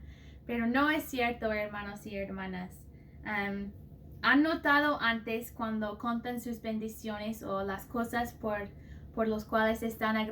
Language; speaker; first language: Spanish; non-native, fluent; English